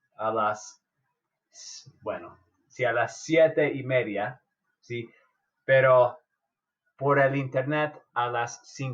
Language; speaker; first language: Spanish; non-native, fluent; English